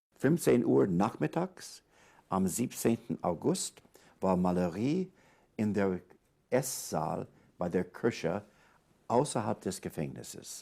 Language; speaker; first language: German; non-native, fluent; English